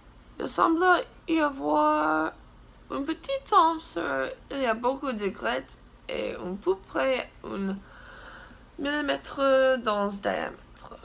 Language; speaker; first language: French; non-native, learner; English